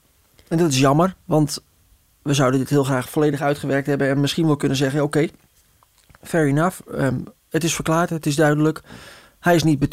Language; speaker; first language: Dutch; native; Dutch